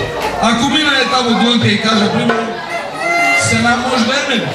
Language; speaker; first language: Bulgarian; non-native, local second language; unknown